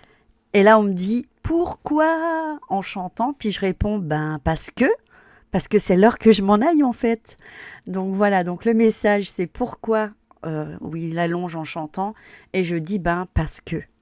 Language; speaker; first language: French; native; French